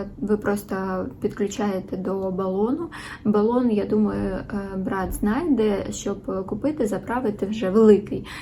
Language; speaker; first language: Ukrainian; non-native, local second language; Russian